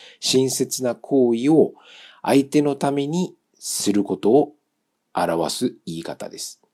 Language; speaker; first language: Japanese; non-native, fluent; Chinese